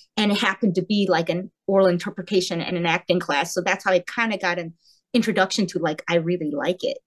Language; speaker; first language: English; early bilingual, heritage; Korean